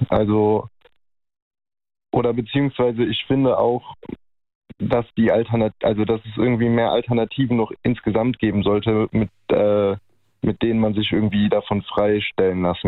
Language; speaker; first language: German; native; German